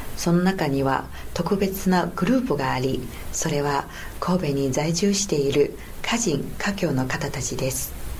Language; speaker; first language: Japanese; non-native, fluent; Chinese